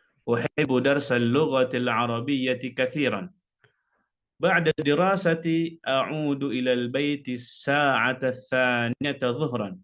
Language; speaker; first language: Arabic; non-native, fluent; Indonesian